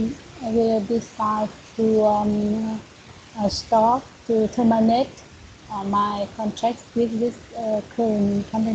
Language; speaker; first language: English; non-native, learner; Vietnamese